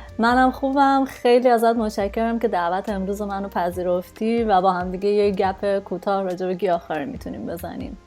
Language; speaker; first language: Persian; native; Persian